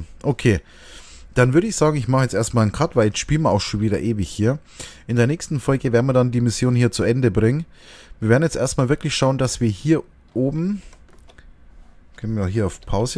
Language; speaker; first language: German; native; German